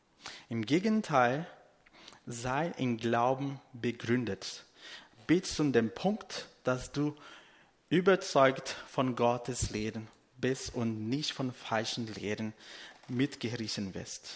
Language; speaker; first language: German; non-native, fluent; Portuguese